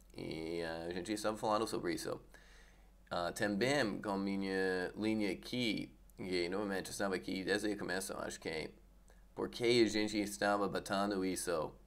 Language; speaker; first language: Portuguese; non-native, learner; English